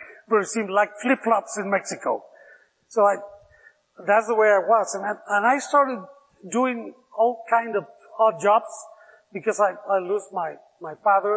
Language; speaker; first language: English; non-native, fluent; Spanish